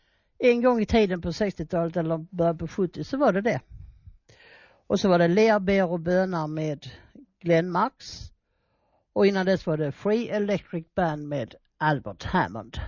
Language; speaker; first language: Swedish; native; Swedish